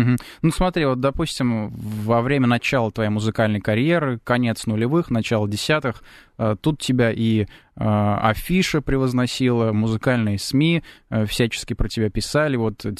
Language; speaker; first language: Russian; native; Russian